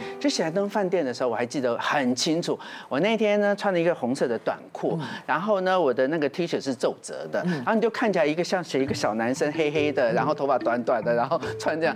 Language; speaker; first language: Chinese; native; Chinese